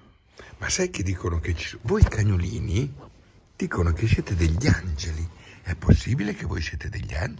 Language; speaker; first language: Italian; native; Italian